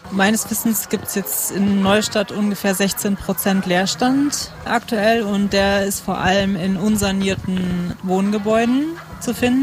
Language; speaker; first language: German; native; German